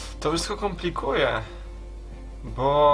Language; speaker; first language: Polish; native; Polish